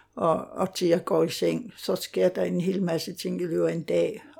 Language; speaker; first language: Danish; non-native, local second language; Kalaallisut